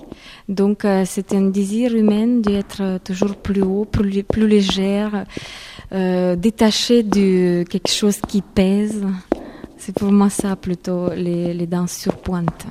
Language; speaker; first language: French; non-native, fluent; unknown